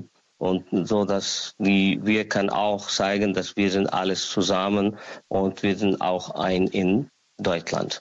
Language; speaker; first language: German; non-native, learner; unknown